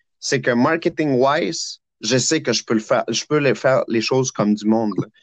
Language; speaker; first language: French; native; French